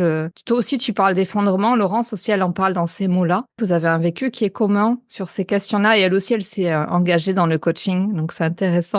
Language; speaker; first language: French; native; French